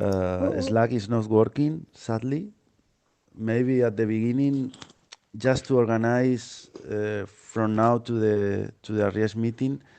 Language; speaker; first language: English; non-native, fluent; Spanish